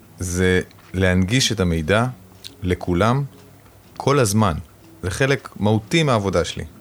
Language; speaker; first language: Hebrew; native; Hebrew